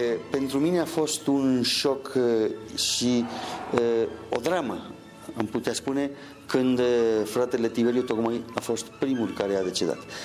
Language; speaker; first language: Romanian; non-native, fluent; Spanish